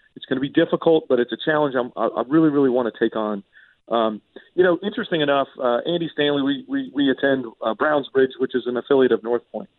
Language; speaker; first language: English; native; English